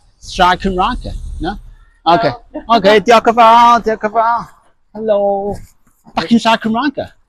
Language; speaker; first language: Welsh; non-native, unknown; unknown